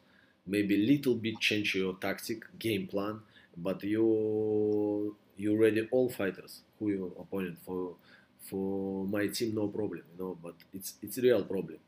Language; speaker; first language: English; non-native, learner; Russian